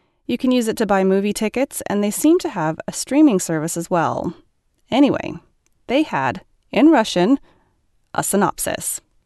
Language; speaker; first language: English; native; English